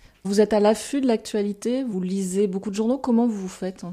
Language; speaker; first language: French; native; French